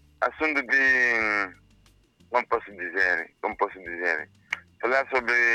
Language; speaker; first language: Portuguese; non-native, local second language; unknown